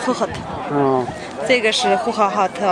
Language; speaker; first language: Chinese; non-native, local second language; Mongolian